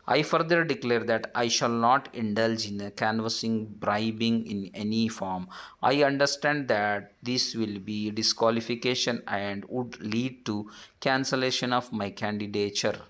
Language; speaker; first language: English; non-native, local second language; Kannada